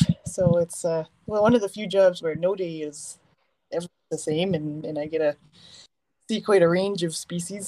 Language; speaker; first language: English; native; English